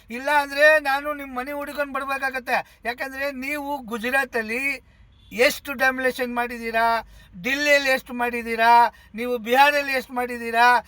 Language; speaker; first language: Kannada; non-native, local second language; Gujarati